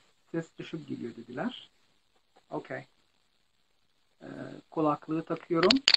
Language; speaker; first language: Turkish; non-native, fluent; Arabic